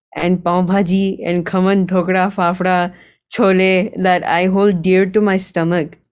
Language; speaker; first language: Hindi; early bilingual, heritage; Gujarati